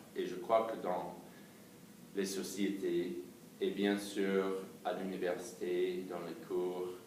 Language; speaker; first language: French; non-native, fluent; English